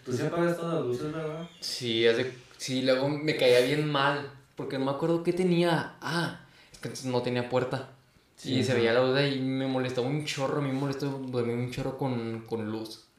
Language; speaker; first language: Spanish; native; Spanish